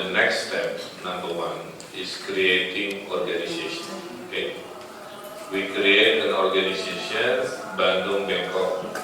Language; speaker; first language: English; non-native, fluent; Indonesian